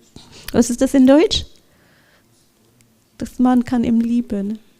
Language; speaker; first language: German; non-native, learner; English